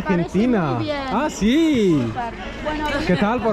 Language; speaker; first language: Spanish; non-native, learner; Swahili